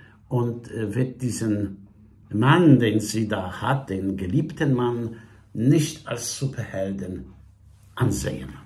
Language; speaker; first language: German; non-native, fluent; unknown